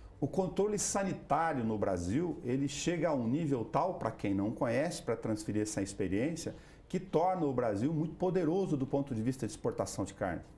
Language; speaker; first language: Portuguese; native; Portuguese